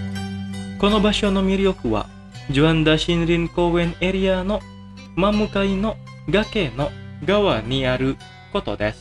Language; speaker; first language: Japanese; non-native, fluent; Indonesian